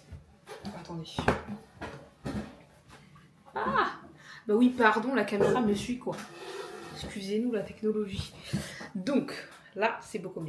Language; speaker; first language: French; native; French